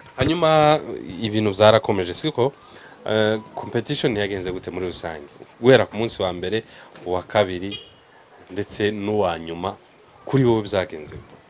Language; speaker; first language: Kinyarwanda; native; Kinyarwanda